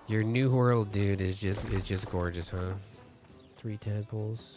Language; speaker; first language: English; native; English